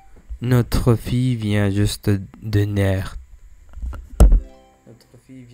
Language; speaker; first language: French; non-native, learner; English